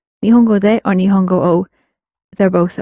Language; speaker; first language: Japanese; non-native, fluent; English